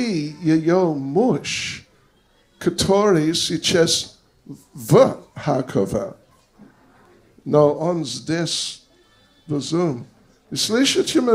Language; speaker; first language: Russian; non-native, learner; English